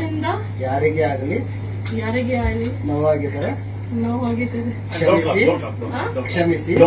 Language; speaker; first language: Kannada; non-native, learner; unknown